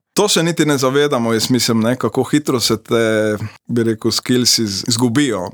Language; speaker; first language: Slovenian; native; Slovenian